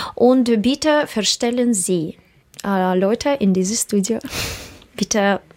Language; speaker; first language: German; non-native, learner; Russian